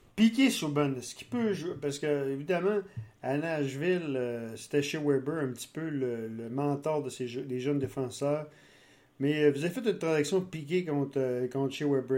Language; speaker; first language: French; native; French